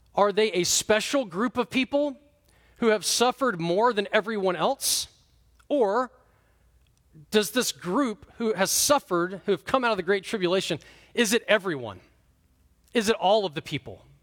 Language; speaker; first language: English; native; English